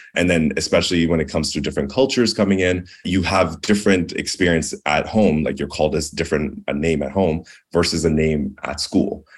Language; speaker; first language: English; early bilingual, other home language; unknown